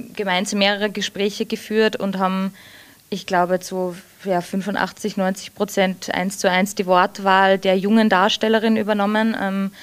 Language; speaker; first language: German; early bilingual, heritage; English